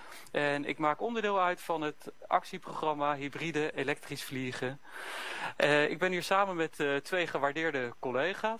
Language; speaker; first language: Dutch; native; Dutch